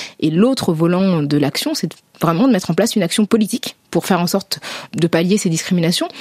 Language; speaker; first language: French; native; French